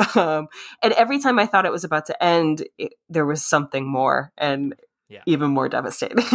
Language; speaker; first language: English; native; English